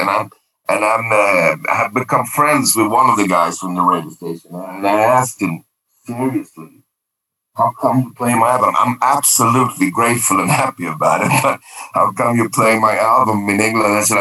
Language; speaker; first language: English; non-native, fluent; Swedish